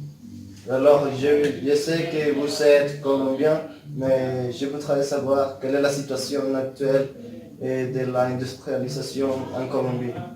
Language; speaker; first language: French; non-native, learner; Spanish